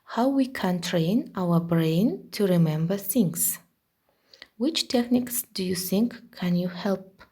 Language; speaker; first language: English; non-native, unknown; Kazakh